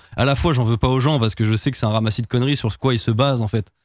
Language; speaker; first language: French; native; French